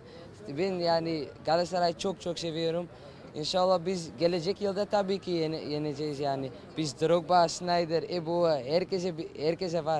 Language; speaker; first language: Turkish; non-native, learner; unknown